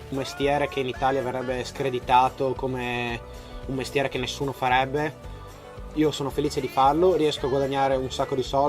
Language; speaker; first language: Italian; native; Italian